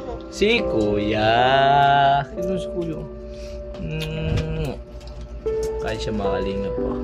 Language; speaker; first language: Filipino; non-native, local second language; Bikol